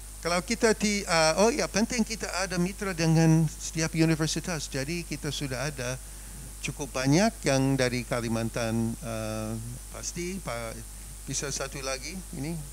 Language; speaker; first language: Indonesian; non-native, fluent; English